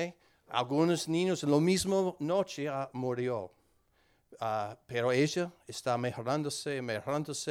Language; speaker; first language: Spanish; non-native, learner; English